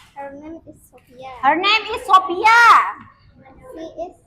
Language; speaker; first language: English; non-native, learner; Indonesian